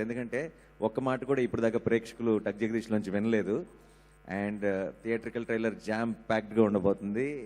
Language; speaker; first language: Telugu; native; Telugu